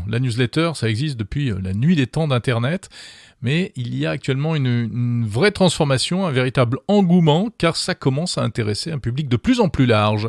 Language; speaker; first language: French; native; French